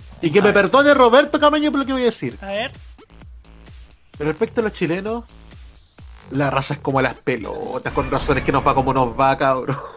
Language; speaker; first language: Spanish; native; Spanish